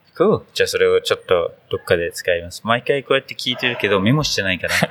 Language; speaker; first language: Japanese; native; Japanese